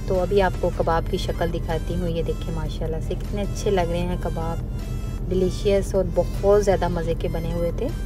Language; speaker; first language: Urdu; native; Urdu